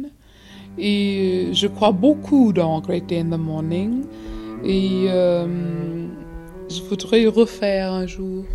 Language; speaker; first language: French; non-native, fluent; English